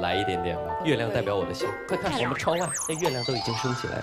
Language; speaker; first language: Chinese; native; Chinese